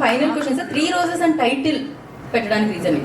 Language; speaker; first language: Telugu; native; Telugu